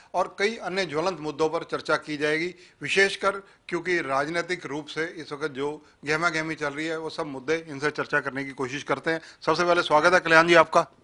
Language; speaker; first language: Hindi; native; Hindi